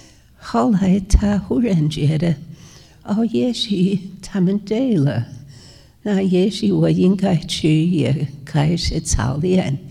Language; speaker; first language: Chinese; non-native, fluent; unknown